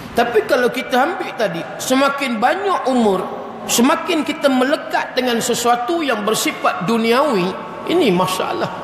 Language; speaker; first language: Malay; native; Malay